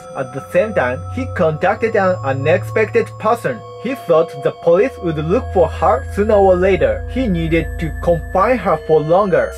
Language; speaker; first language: English; non-native, fluent; Japanese